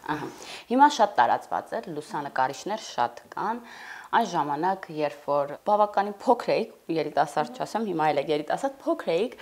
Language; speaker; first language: Armenian; native; Armenian